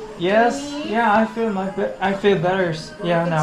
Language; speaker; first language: English; non-native, learner; Korean